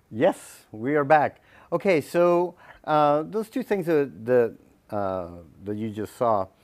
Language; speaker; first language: English; native; English